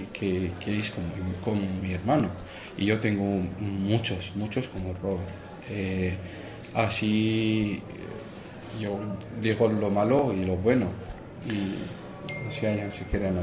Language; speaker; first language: Spanish; non-native, fluent; Arabic